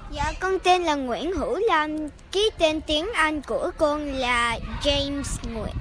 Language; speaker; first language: Vietnamese; early bilingual, heritage; Vietnamese